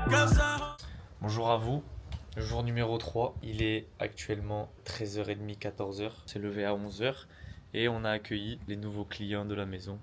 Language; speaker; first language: French; native; French